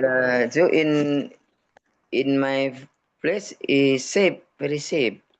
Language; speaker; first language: English; non-native, learner; Indonesian